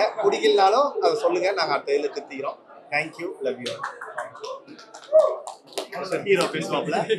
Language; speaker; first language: Tamil; native; Tamil